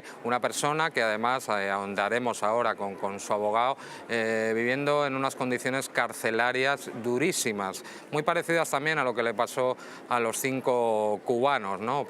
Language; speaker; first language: Spanish; native; Spanish